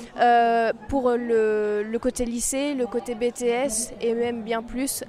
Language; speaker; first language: French; native; French